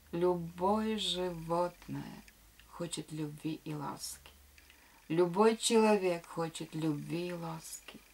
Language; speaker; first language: Russian; non-native, local second language; Latvian